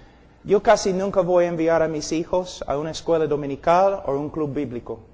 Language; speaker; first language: Spanish; non-native, fluent; English